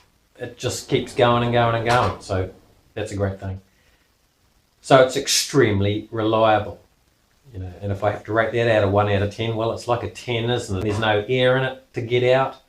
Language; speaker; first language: English; native; English